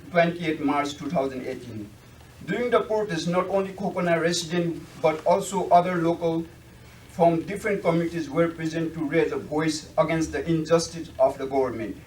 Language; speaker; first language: English; non-native, fluent; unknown